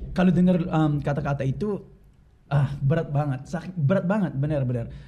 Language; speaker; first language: Indonesian; non-native, fluent; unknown